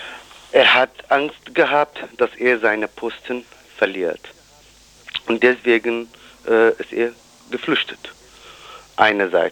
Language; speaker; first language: German; non-native, fluent; Kurdish